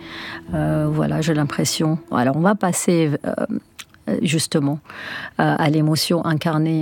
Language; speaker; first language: French; non-native, local second language; Arabic